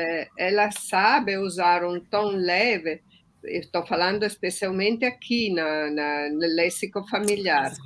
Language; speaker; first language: Portuguese; non-native, fluent; Italian